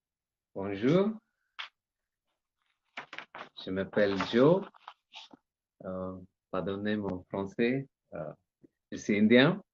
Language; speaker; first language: French; non-native, learner; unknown